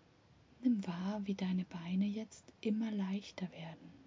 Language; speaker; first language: German; native; German